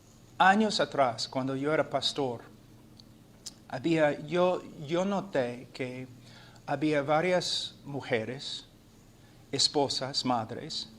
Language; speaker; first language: Spanish; non-native, fluent; English